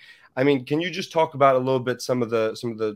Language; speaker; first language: English; native; English